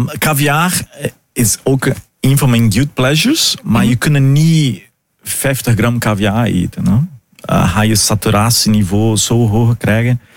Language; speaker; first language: Dutch; non-native, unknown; Portuguese